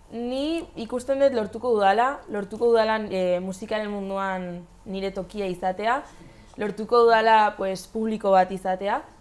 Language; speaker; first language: Basque; non-native, local second language; Spanish